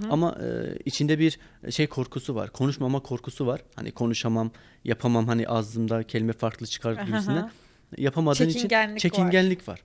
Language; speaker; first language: Turkish; non-native, local second language; Kurdish